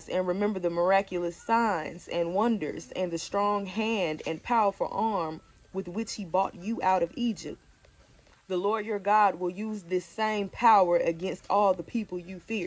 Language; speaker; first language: English; native; English